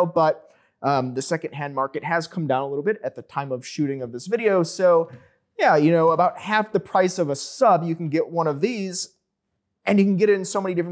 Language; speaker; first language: English; native; English